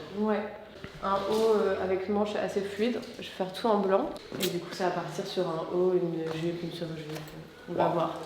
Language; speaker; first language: French; native; French